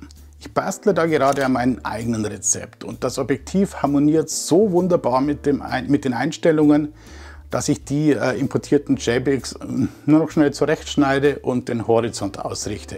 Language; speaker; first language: German; native; German